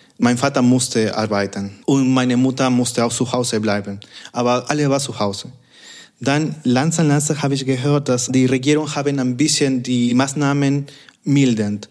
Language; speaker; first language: German; non-native, fluent; Spanish